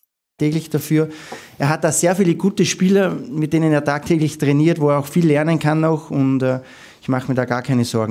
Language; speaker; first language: German; native; German